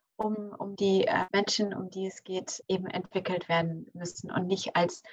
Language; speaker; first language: German; early bilingual, other home language; English